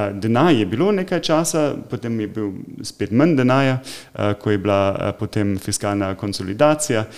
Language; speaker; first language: Slovenian; non-native, fluent; German